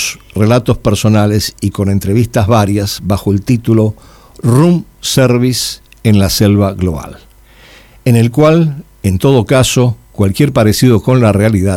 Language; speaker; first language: Spanish; native; Spanish